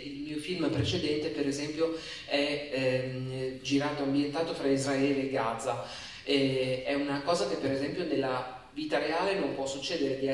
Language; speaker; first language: Italian; native; Italian